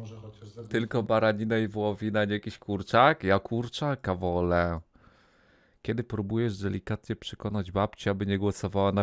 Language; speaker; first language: Polish; native; Polish